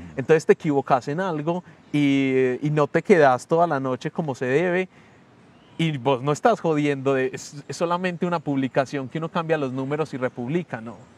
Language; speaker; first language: Spanish; native; Spanish